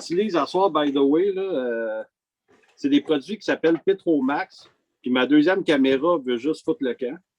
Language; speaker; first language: French; native; French